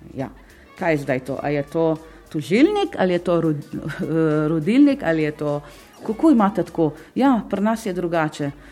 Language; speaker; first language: Slovenian; non-native, fluent; Arabic